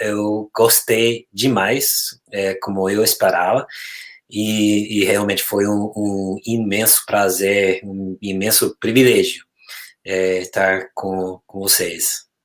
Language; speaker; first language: Portuguese; non-native, fluent; English